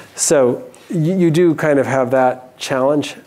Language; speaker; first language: English; native; English